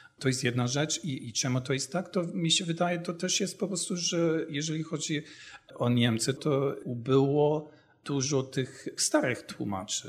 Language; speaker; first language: Polish; non-native, fluent; German